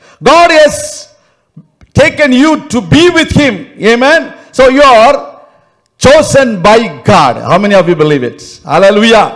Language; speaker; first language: English; non-native, local second language; Tamil